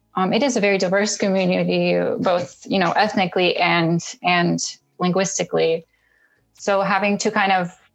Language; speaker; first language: English; early bilingual, other home language; Russian